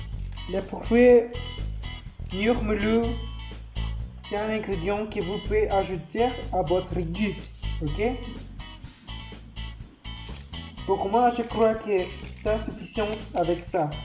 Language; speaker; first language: French; non-native, learner; Spanish